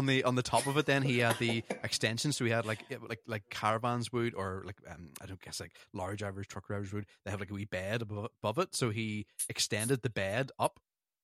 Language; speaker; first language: English; native; English